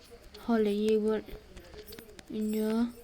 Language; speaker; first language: Persian; native; Persian